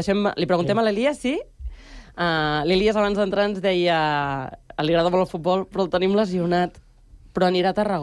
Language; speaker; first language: Catalan; native; Catalan